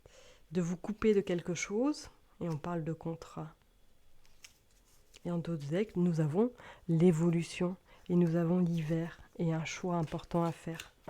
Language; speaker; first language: French; native; French